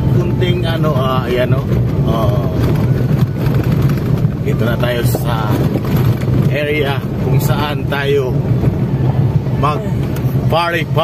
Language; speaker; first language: Filipino; early bilingual, heritage; Filipino